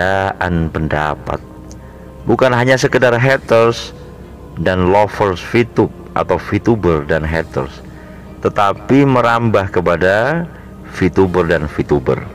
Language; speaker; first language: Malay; non-native, local second language; Javanese